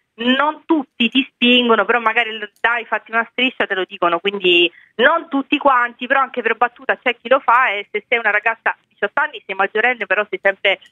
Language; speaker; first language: Italian; native; Italian